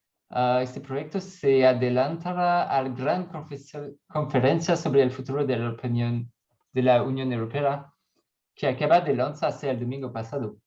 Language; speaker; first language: Spanish; non-native, learner; French